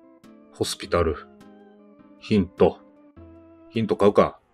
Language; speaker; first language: Japanese; native; Japanese